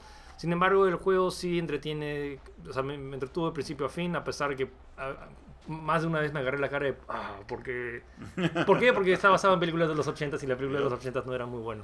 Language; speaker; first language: Spanish; native; Spanish